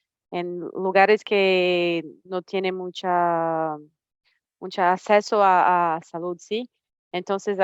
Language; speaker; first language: Spanish; non-native, fluent; Portuguese